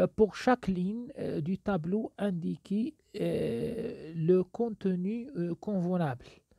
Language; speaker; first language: French; non-native, local second language; Arabic